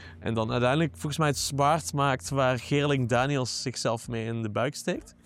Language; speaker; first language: Dutch; native; Dutch